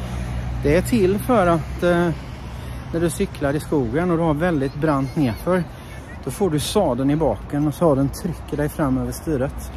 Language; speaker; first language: Swedish; native; Swedish